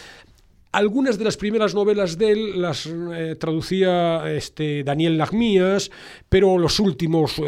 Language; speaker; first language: Spanish; native; Spanish